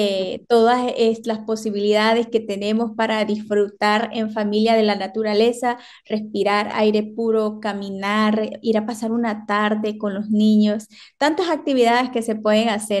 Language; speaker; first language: Spanish; native; Spanish